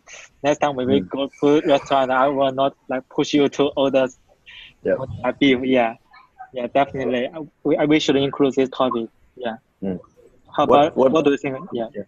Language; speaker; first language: English; non-native, fluent; Chinese